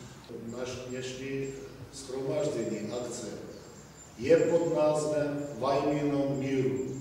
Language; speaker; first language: Czech; non-native, fluent; Armenian